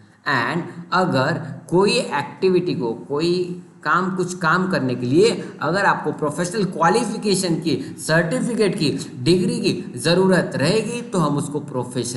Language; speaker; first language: Hindi; non-native, local second language; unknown